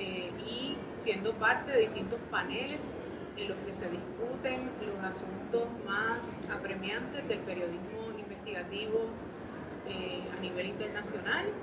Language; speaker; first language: Spanish; native; Spanish